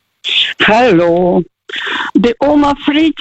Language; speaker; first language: German; non-native, fluent; Russian